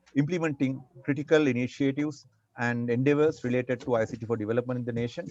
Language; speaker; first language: English; non-native, local second language; Sinhala